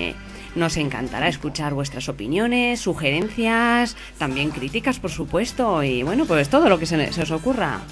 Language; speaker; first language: Spanish; native; Spanish